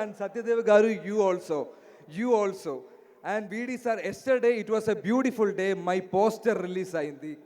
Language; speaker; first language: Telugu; non-native, learner; Malayalam